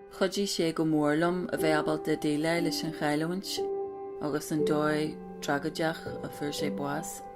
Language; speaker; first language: Irish; non-native, local second language; English